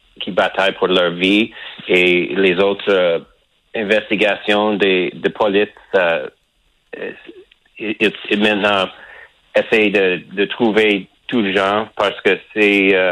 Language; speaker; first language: French; non-native, local second language; English